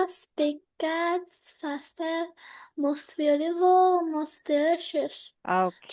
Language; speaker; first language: English; non-native, learner; Vietnamese